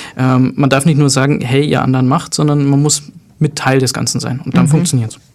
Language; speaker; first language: German; early bilingual, other home language; Arabic